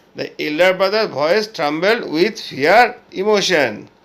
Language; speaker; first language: English; non-native, local second language; Bangla